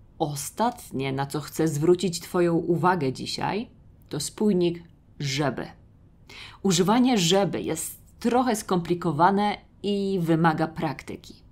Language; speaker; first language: Polish; native; Polish